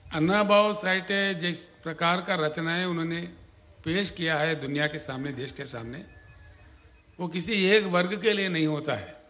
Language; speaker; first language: Hindi; non-native, local second language; Telugu